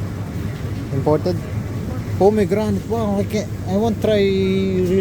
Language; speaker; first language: English; non-native, learner; Filipino